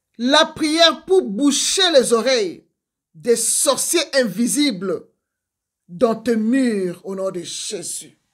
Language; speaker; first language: French; non-native, local second language; Lingala